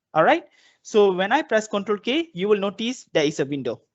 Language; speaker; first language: English; non-native, local second language; Malay